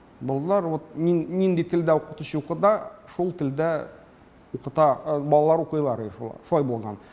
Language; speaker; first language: Tatar; early bilingual, heritage; Tatar